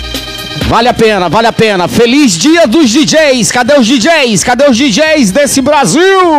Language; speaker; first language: Portuguese; native; Portuguese